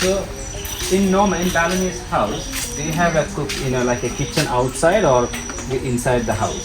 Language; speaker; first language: English; non-native, local second language; Malayalam